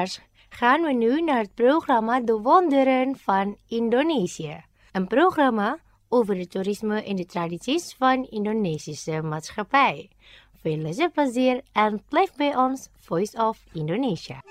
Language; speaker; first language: Dutch; non-native, learner; Indonesian